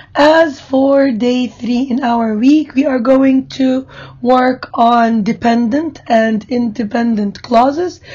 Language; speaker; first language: English; non-native, fluent; Arabic